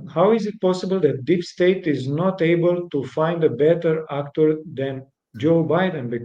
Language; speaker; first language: English; non-native, fluent; Romanian